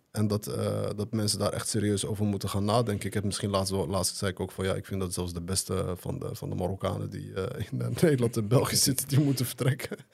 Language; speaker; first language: Dutch; early bilingual, other home language; Arabic